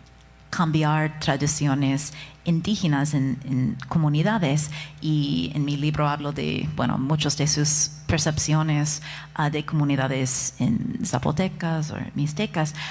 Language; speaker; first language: Spanish; non-native, fluent; English